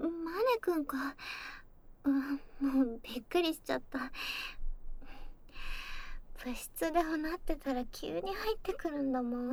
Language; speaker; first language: Japanese; native; Japanese